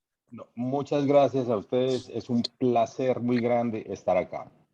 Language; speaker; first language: Spanish; native; Spanish